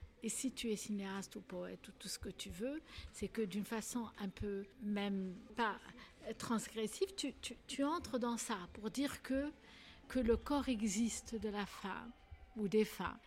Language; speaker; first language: French; non-native, local second language; Arabic